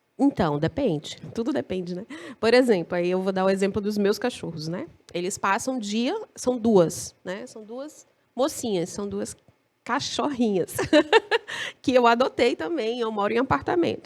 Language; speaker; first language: Portuguese; native; Portuguese